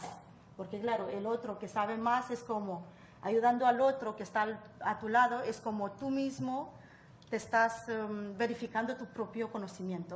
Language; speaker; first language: Spanish; non-native, fluent; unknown